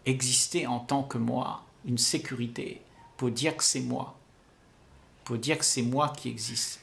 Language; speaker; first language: French; native; French